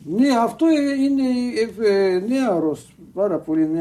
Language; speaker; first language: Greek; early bilingual, heritage; Greek